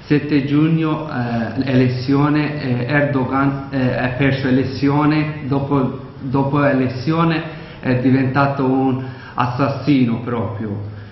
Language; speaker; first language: Italian; non-native, learner; Kurdish